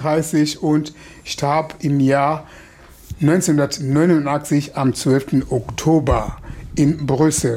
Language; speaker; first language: German; non-native, fluent; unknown